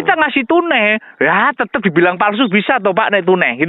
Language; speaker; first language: Indonesian; non-native, local second language; Javanese